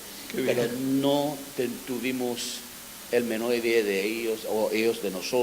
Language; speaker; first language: Spanish; non-native, fluent; English